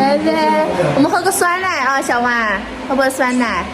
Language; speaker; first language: Chinese; native; Chinese